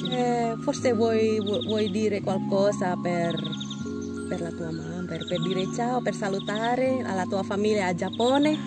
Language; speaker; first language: Italian; non-native, learner; Indonesian